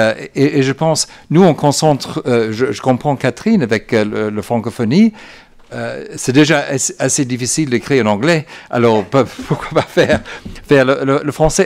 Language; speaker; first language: French; non-native, fluent; English